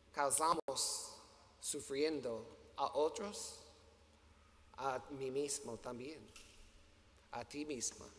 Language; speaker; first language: Spanish; non-native, learner; English